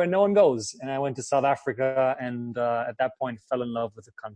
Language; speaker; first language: English; non-native, fluent; German